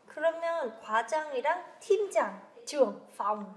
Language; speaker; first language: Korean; non-native, fluent; Vietnamese